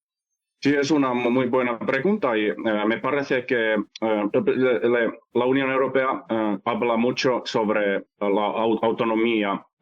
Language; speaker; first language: Spanish; non-native, fluent; Finnish